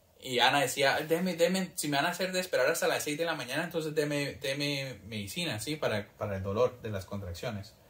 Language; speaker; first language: Spanish; early bilingual, heritage; Spanish